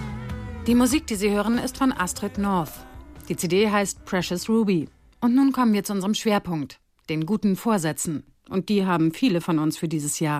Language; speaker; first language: German; native; German